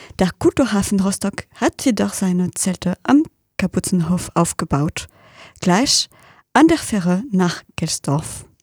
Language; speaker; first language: German; native; German